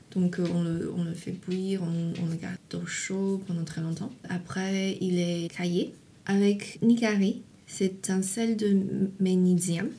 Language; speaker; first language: French; non-native, fluent; Chinese